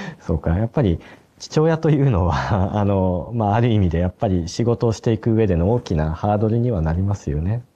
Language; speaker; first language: Japanese; native; Japanese